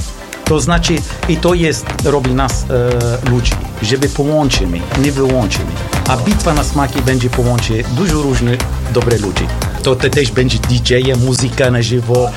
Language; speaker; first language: Polish; non-native, learner; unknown